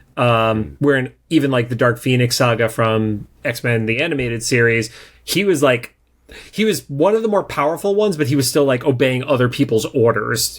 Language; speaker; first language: English; native; English